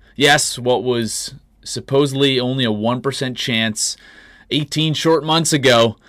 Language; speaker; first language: English; native; English